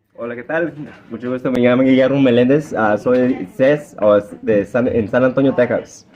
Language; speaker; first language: Spanish; early bilingual, heritage; Spanish